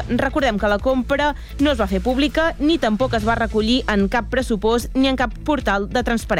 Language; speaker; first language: Catalan; native; Catalan